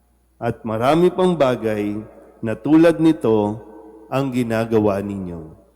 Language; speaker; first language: Filipino; native; Filipino